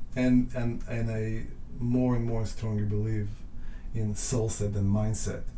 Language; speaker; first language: English; non-native, fluent; Russian